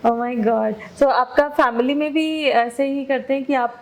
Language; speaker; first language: Hindi; native; Hindi